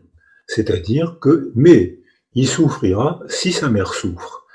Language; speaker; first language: French; native; French